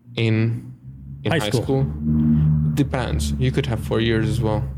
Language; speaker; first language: English; non-native, fluent; Hungarian